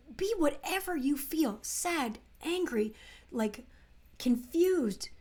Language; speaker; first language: English; native; English